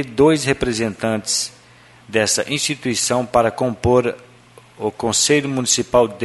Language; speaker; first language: Portuguese; native; Portuguese